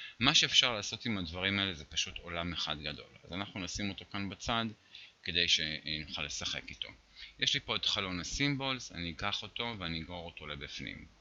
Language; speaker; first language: Hebrew; native; Hebrew